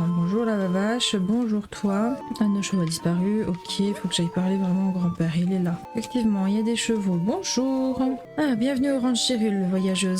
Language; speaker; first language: French; native; French